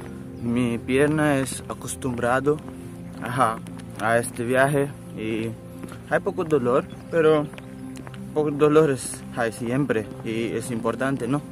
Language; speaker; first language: Spanish; non-native, learner; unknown